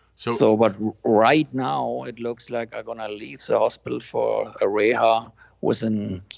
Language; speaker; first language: English; non-native, fluent; German